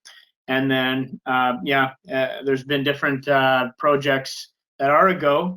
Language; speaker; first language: English; native; English